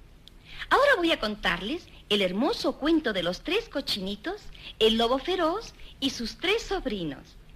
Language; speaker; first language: Spanish; native; Spanish